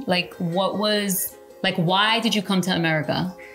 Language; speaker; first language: English; early bilingual, other home language; Spanish